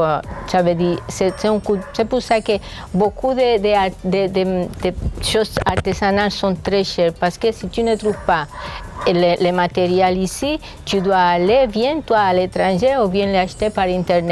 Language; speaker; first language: French; non-native, fluent; Spanish